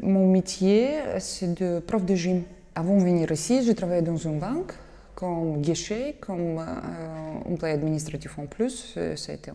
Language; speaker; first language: French; non-native, learner; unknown